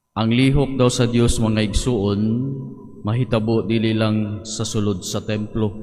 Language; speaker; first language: Cebuano; native; Cebuano